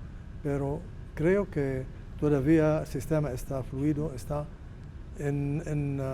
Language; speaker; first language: Spanish; non-native, fluent; Arabic